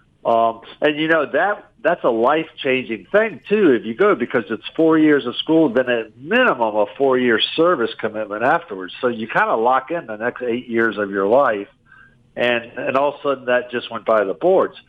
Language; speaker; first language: English; native; English